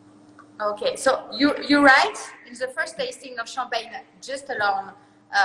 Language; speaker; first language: English; non-native, learner; French